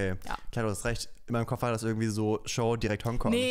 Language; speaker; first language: German; native; German